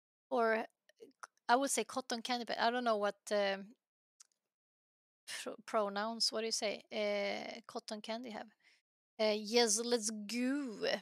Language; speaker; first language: English; non-native, fluent; Swedish